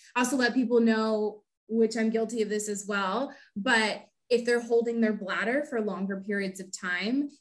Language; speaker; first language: English; native; English